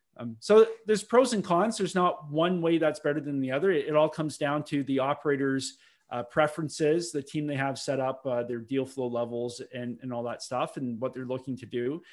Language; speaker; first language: English; native; English